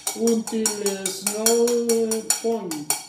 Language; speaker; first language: English; non-native, learner; Spanish